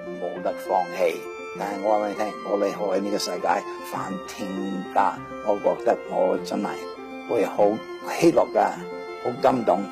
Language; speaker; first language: Cantonese; non-native, fluent; English